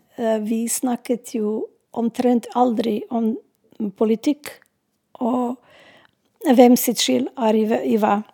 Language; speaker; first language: Norwegian; non-native, fluent; Serbian